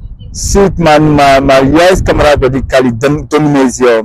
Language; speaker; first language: Welsh; non-native, fluent; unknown